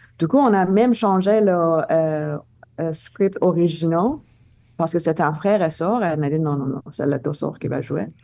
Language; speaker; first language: French; non-native, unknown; Persian